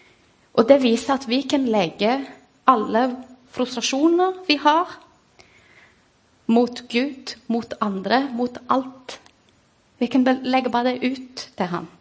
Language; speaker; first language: Norwegian; non-native, fluent; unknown